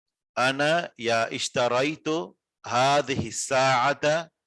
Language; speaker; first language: Arabic; non-native, fluent; Urdu